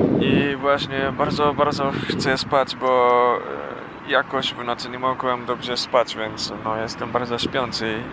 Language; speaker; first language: Polish; non-native, fluent; Japanese